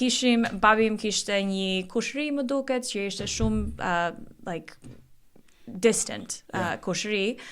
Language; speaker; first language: Albanian; early bilingual, heritage; Albanian